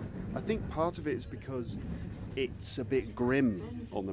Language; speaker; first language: English; native; English